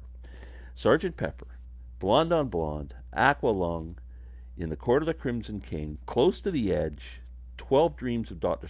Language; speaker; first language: English; native; English